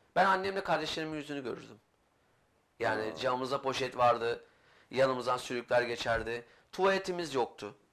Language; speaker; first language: Turkish; native; Turkish